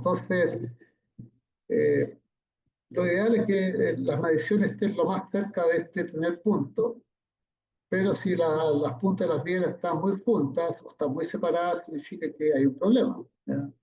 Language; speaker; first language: Spanish; native; Spanish